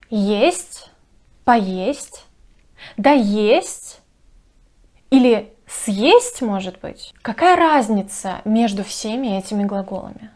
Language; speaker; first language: Russian; native; Russian